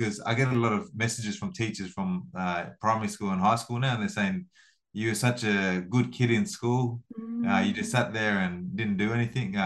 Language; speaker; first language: English; early bilingual, other home language; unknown